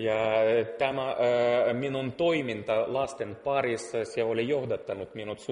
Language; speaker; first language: Finnish; non-native, fluent; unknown